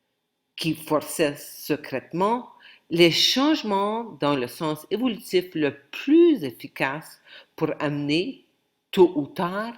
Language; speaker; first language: French; native; French